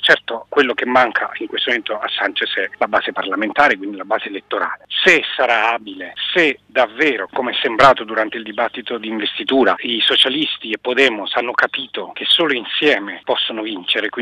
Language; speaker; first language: Italian; native; Italian